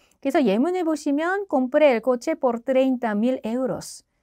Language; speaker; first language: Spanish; non-native, fluent; Korean